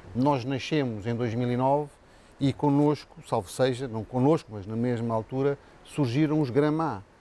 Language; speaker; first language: Portuguese; native; Portuguese